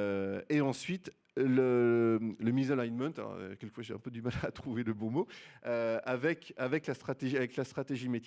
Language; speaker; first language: French; native; French